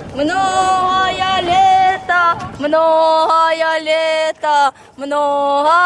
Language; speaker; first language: Ukrainian; native; Ukrainian